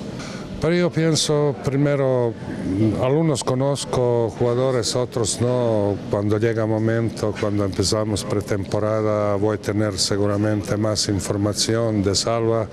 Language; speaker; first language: Spanish; non-native, fluent; Croatian